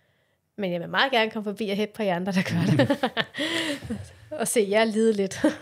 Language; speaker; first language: Danish; native; Danish